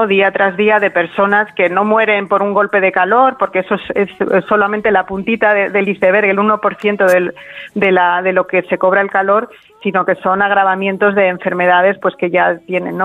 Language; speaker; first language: Spanish; native; Spanish